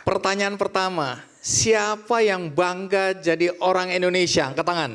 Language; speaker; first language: Indonesian; native; Indonesian